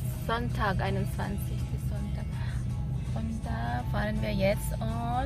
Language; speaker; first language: German; non-native, learner; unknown